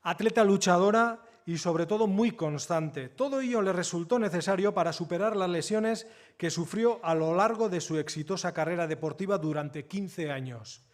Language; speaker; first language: Spanish; native; Spanish